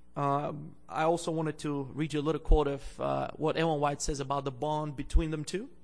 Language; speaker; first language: English; non-native, fluent; Bulgarian